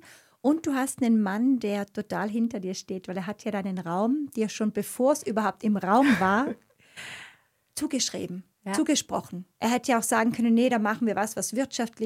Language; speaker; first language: German; native; German